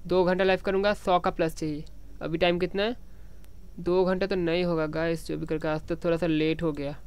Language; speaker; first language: Hindi; non-native, local second language; Bangla